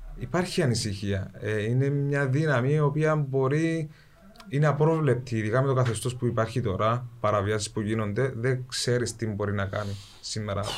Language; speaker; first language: Greek; early bilingual, other home language; Kurdish